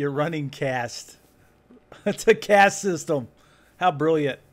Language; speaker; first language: English; native; English